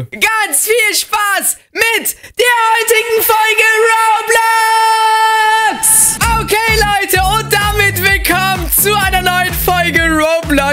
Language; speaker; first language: German; native; German